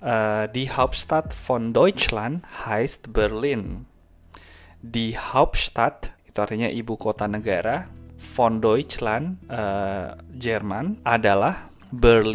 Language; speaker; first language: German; non-native, fluent; Indonesian